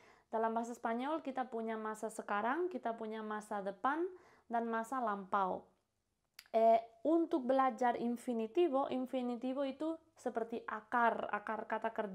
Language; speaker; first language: Indonesian; non-native, fluent; Spanish